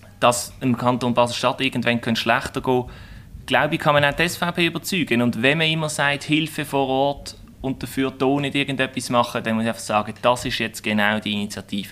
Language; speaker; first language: German; native; German